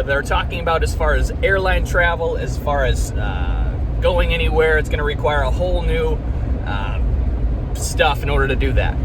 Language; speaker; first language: English; native; English